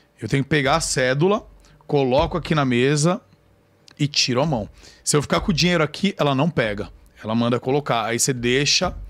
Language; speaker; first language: Portuguese; native; Portuguese